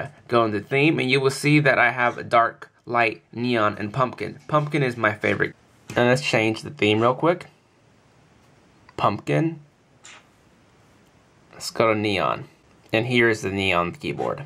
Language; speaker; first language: English; native; English